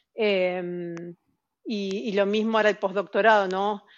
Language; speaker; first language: Spanish; native; Spanish